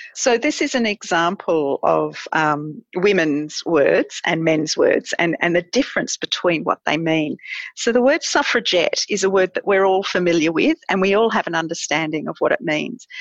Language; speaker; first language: English; native; English